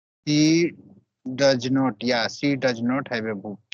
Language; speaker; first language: English; non-native, learner; Hindi